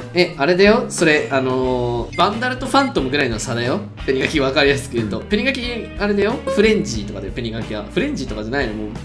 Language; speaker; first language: Japanese; native; Japanese